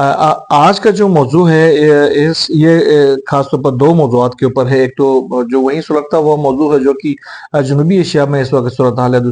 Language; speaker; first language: Urdu; native; Urdu